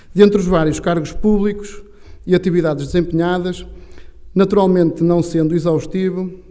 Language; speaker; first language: Portuguese; native; Portuguese